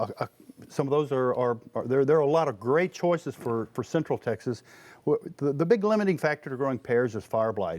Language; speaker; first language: English; native; English